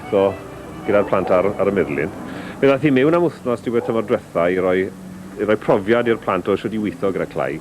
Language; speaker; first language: Welsh; native; Welsh